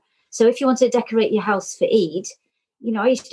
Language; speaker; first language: English; native; English